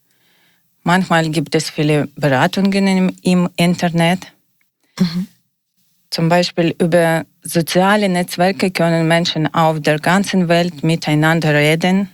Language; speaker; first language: German; non-native, learner; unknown